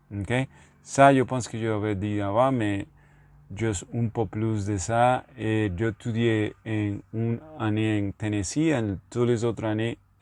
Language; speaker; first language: French; non-native, learner; Spanish